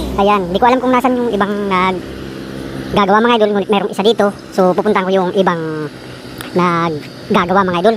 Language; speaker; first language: Filipino; non-native, local second language; Bikol